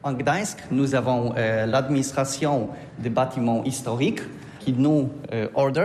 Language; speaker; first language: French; non-native, learner; Polish